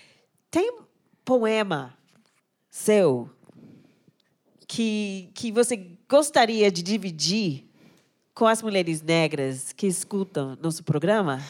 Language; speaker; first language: Portuguese; non-native, fluent; English